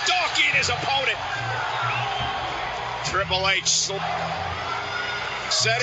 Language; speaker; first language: English; native; English